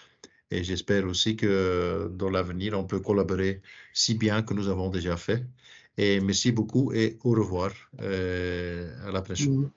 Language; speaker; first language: French; non-native, local second language; Dutch